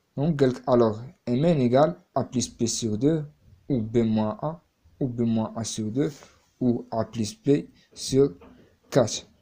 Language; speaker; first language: French; non-native, local second language; Arabic